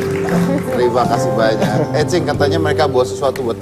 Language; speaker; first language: Indonesian; native; Indonesian